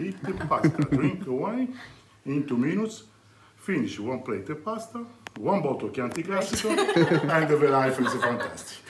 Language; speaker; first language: English; non-native, learner; Italian